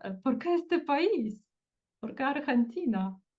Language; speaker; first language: Spanish; non-native, fluent; Portuguese